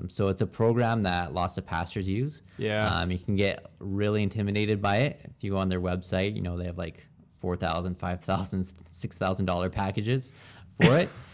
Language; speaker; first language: English; native; English